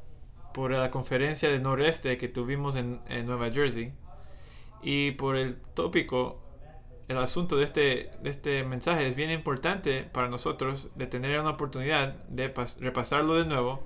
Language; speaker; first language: Spanish; non-native, fluent; English